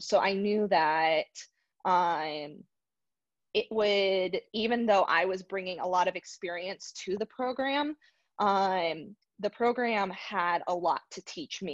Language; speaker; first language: English; native; English